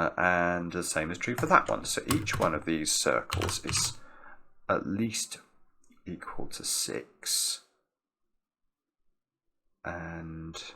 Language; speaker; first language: English; native; English